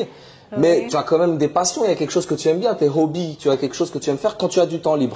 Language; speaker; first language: French; native; French